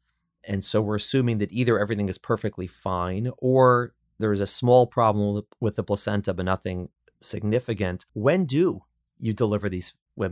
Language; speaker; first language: English; native; English